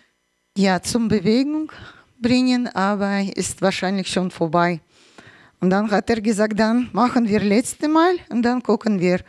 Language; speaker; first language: German; non-native, learner; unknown